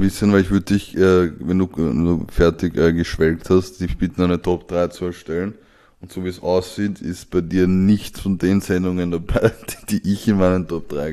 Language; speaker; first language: German; native; German